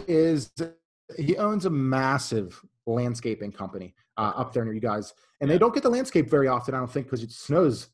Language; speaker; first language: English; native; English